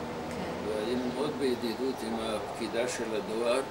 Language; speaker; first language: Hebrew; non-native, fluent; Hungarian